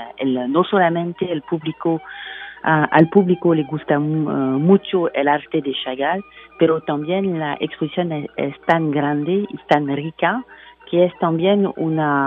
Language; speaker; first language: Spanish; non-native, fluent; French